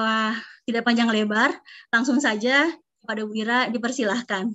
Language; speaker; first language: Indonesian; native; Indonesian